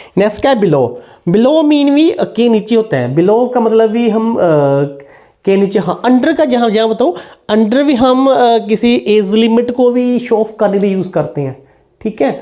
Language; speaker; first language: Hindi; native; Hindi